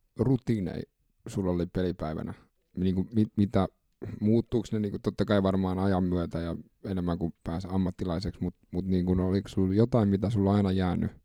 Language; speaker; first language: Finnish; native; Finnish